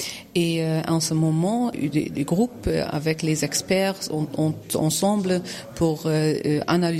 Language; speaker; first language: French; non-native, learner; German